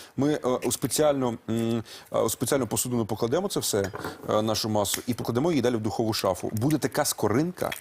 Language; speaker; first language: Ukrainian; native; Ukrainian